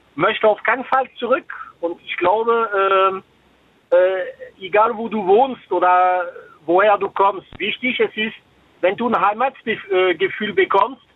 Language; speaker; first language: German; non-native, fluent; French